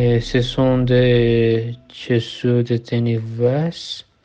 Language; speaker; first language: French; non-native, learner; Spanish